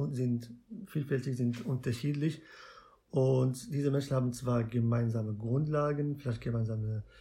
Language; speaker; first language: German; non-native, fluent; Arabic